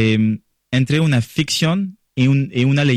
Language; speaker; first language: Spanish; non-native, learner; French